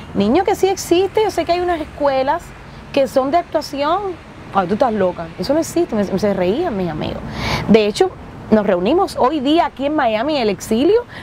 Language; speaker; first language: Spanish; native; Spanish